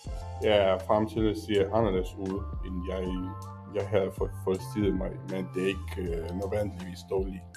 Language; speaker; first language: Danish; non-native, learner; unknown